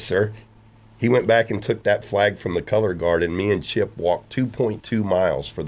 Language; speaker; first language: English; native; English